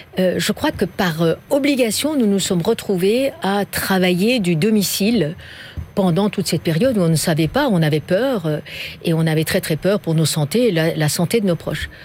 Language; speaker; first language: French; non-native, fluent; Persian